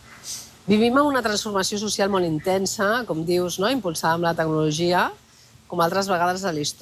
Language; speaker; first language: Catalan; native; Catalan